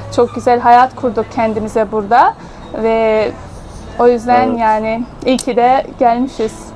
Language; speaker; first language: Turkish; early bilingual, heritage; Russian